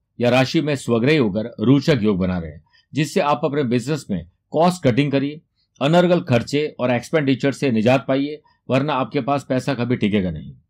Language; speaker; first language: Hindi; native; Hindi